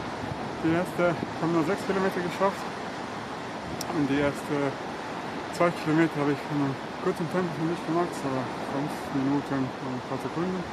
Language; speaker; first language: German; non-native, learner; Italian